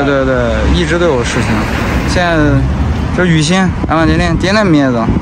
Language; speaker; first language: Chinese; native; Chinese